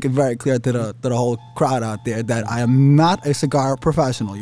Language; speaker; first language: English; early bilingual, other home language; Yiddish